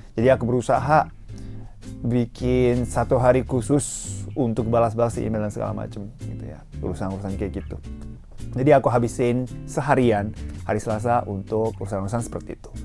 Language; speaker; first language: Indonesian; non-native, fluent; Japanese